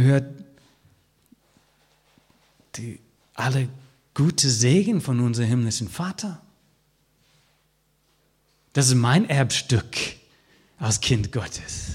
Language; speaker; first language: German; non-native, fluent; English